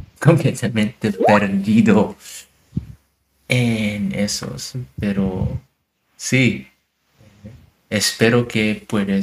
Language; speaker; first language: Spanish; non-native, learner; German